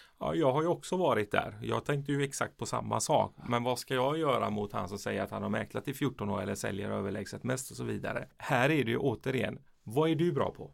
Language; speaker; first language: Swedish; early bilingual, other home language; Persian